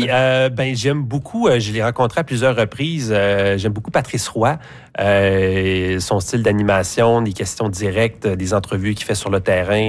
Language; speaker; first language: French; native; French